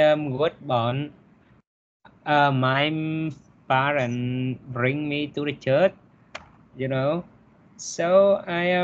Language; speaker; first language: English; non-native, learner; Vietnamese